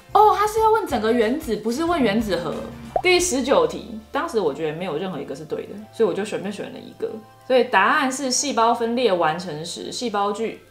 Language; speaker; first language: Chinese; native; Chinese